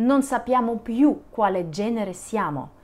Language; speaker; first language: Italian; non-native, fluent; Russian